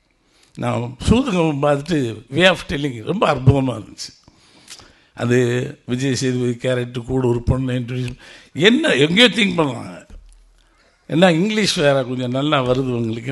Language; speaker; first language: Tamil; native; Tamil